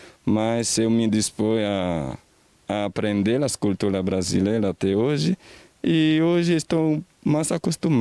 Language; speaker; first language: Portuguese; non-native, fluent; Haitian Creole